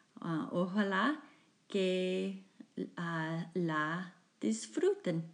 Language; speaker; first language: Spanish; non-native, fluent; English